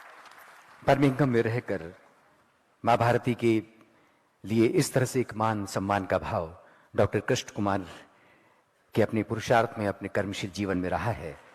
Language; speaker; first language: Hindi; native; Hindi